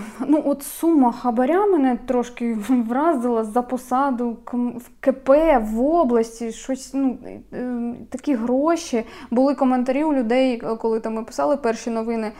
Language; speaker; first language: Ukrainian; native; Ukrainian